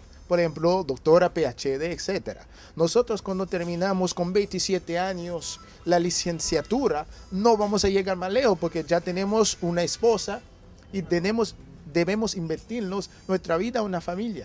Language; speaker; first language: Spanish; non-native, fluent; Haitian Creole